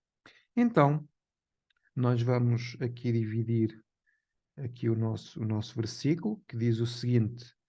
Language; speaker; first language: Portuguese; native; Portuguese